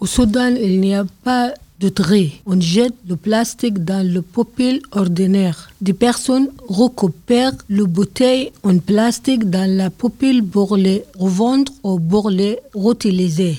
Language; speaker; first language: French; non-native, learner; Arabic